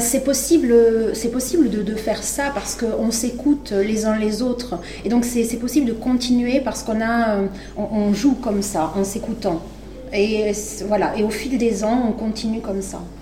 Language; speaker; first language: French; native; French